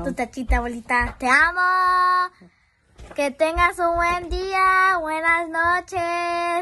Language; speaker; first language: Spanish; native; Spanish